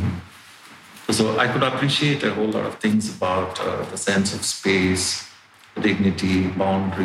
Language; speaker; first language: English; non-native, local second language; Telugu